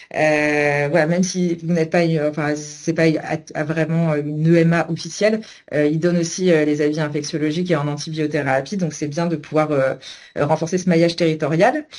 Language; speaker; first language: French; native; French